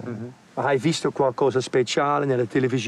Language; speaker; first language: Italian; non-native, learner; Dutch